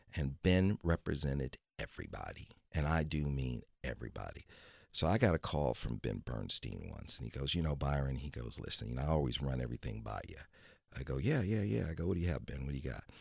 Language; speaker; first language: English; native; English